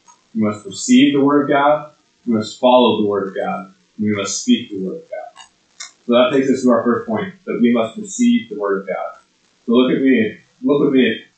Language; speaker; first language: English; native; English